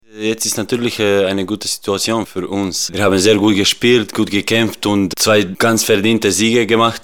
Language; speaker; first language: German; non-native, fluent; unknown